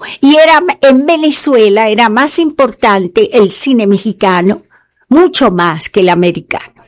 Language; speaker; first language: Spanish; native; Spanish